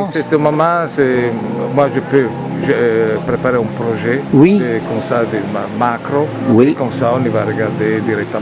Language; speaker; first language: French; non-native, fluent; Italian